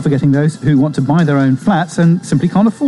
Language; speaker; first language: English; native; English